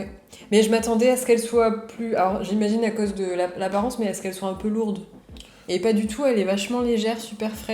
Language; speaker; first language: French; native; French